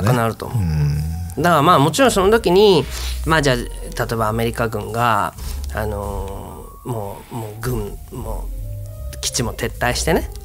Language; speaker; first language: Japanese; native; Japanese